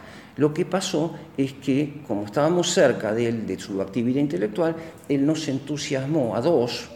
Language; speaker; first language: Spanish; native; Spanish